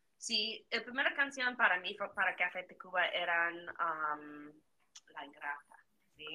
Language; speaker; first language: Spanish; non-native, learner; English